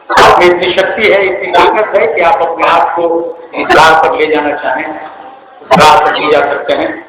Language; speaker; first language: Hindi; non-native, local second language; Bhojpuri